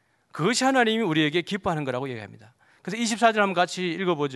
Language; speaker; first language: Korean; native; Korean